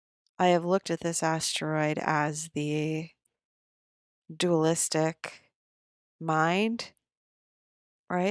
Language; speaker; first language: English; native; English